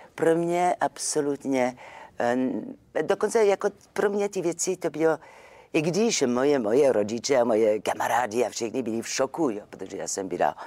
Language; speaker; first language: Czech; non-native, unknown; French